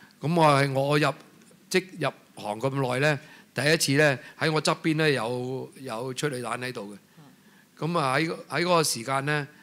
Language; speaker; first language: Cantonese; native; Cantonese